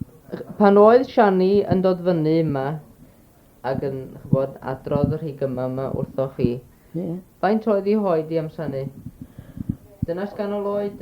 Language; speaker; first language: Welsh; native; Welsh